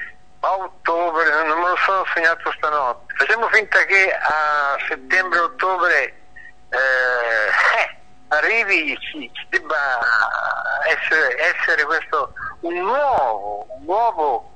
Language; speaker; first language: Italian; native; Italian